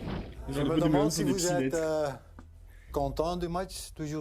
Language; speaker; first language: French; non-native, local second language; Dutch